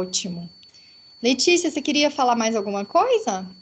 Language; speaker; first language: Portuguese; native; Portuguese